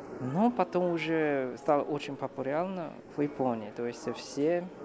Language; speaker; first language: Russian; non-native, fluent; Chinese